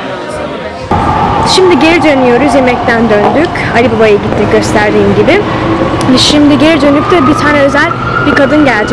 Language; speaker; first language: Turkish; early bilingual, heritage; English